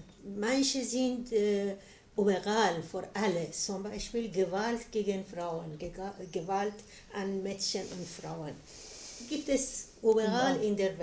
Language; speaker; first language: German; non-native, learner; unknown